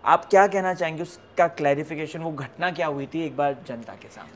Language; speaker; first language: Hindi; native; Hindi